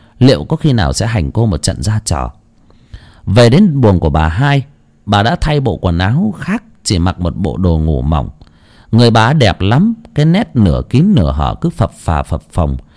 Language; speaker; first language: Vietnamese; non-native, local second language; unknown